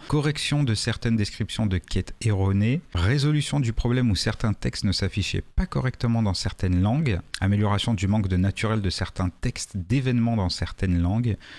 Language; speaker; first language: French; native; French